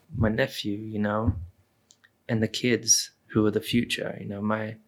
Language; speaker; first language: English; native; English